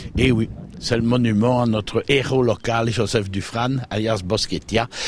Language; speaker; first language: French; non-native, local second language; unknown